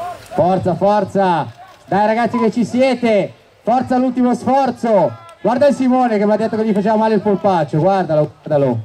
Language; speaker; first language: Italian; native; Italian